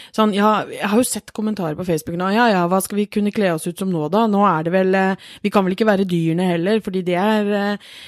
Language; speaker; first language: Norwegian; native; Norwegian